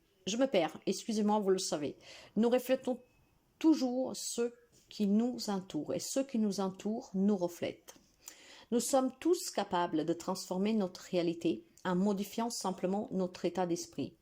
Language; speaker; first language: French; non-native, fluent; Italian